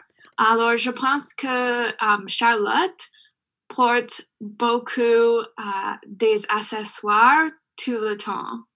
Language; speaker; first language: French; non-native, learner; English